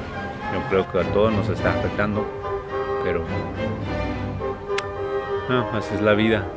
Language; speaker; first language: Spanish; non-native, local second language; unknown